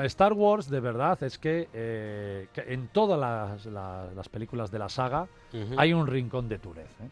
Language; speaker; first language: Spanish; native; Spanish